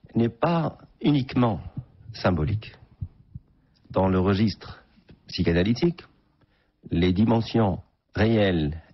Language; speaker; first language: French; non-native, local second language; Arabic